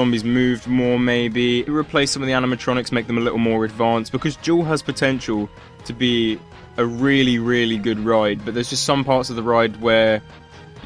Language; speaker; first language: English; native; English